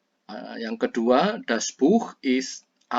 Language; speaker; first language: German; non-native, fluent; Indonesian